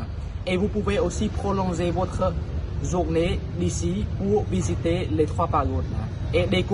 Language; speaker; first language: French; non-native, fluent; Khmer